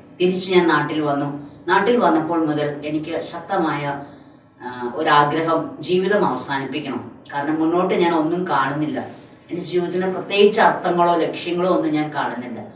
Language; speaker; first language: Malayalam; non-native, local second language; Tamil